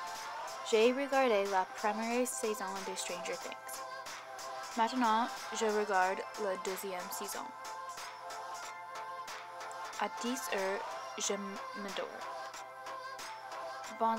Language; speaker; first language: French; non-native, learner; English